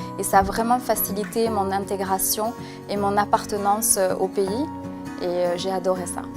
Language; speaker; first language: French; native; French